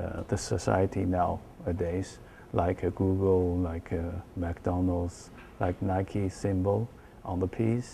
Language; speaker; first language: English; non-native, learner; Chinese